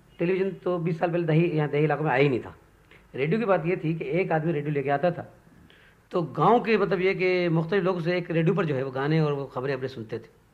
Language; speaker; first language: Urdu; non-native, local second language; Sindhi